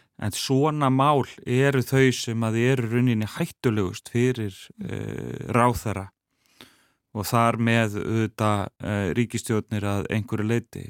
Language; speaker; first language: Icelandic; native; Icelandic